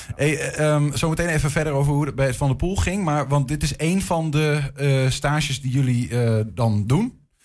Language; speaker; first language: Dutch; native; Dutch